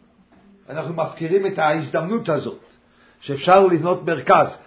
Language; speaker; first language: Hebrew; non-native, fluent; English